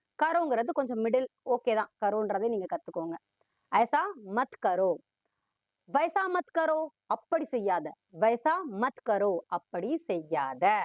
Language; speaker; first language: Tamil; early bilingual, heritage; Tamil